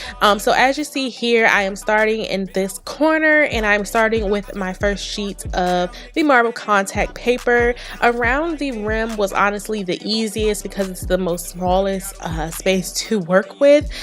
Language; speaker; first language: English; native; English